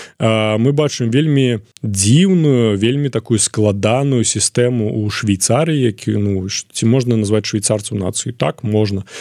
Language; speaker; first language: Belarusian; non-native, local second language; Russian